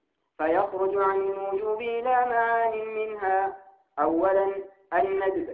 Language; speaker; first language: Arabic; native; Arabic